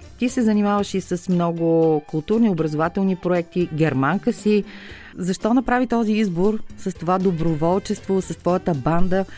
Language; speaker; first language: Bulgarian; native; Bulgarian